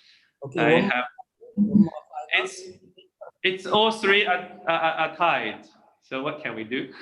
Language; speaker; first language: English; non-native, fluent; Chinese